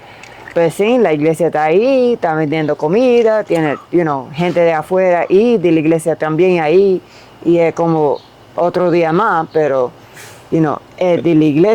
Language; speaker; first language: Spanish; early bilingual, heritage; Spanish